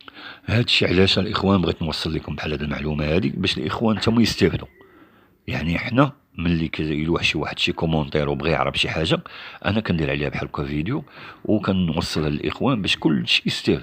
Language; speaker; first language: Arabic; native; Arabic